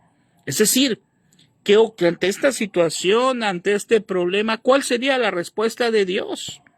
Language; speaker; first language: Spanish; native; Spanish